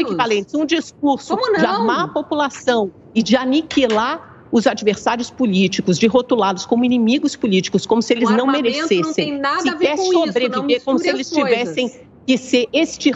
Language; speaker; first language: Portuguese; native; Portuguese